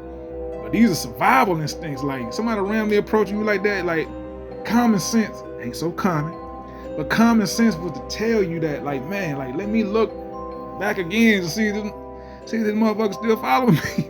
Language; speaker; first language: English; native; English